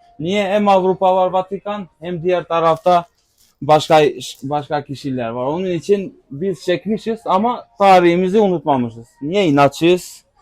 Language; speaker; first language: Turkish; non-native, local second language; Albanian